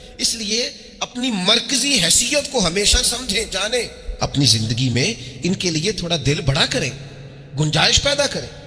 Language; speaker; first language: Urdu; non-native, local second language; Punjabi